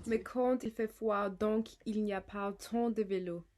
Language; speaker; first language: French; non-native, learner; Danish